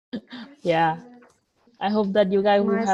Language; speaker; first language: English; non-native, fluent; Vietnamese